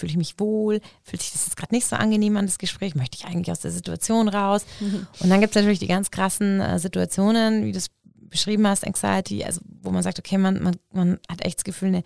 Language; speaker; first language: German; native; German